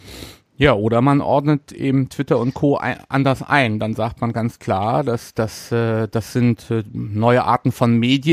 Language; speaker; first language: German; native; German